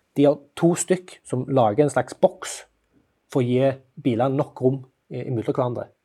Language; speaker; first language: Norwegian; native; Norwegian